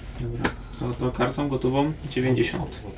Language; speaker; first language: Polish; native; Polish